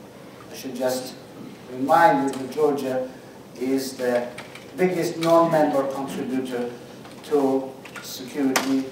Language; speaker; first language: English; non-native, fluent; Georgian